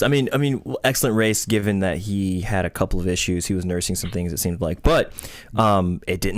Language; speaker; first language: English; native; English